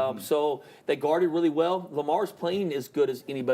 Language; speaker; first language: English; native; English